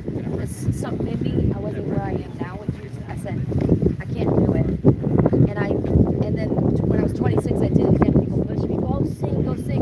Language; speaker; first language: English; native; English